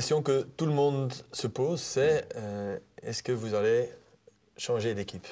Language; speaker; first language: French; non-native, local second language; Dutch